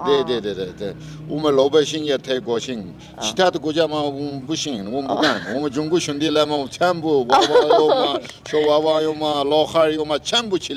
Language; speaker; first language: Chinese; non-native, learner; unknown